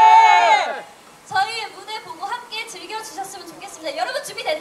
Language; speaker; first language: Korean; non-native, fluent; Japanese